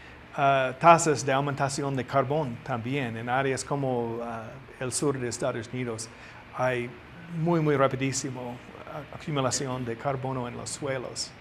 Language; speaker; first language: Spanish; non-native, learner; English